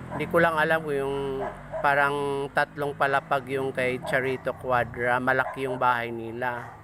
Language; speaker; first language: Filipino; non-native, local second language; Cebuano